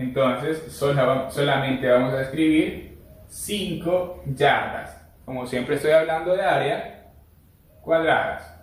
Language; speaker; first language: Spanish; native; Spanish